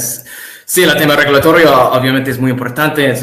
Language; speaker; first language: Spanish; non-native, fluent; English